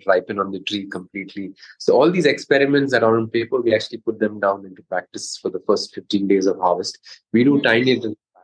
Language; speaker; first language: English; non-native, local second language; Konkani